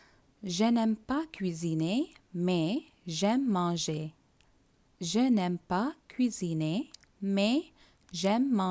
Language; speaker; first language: French; non-native, fluent; Tamil